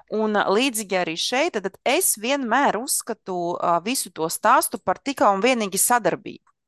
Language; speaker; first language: Latvian; non-native, local second language; Russian